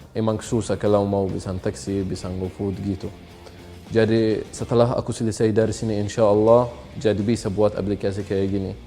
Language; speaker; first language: Indonesian; non-native, fluent; Arabic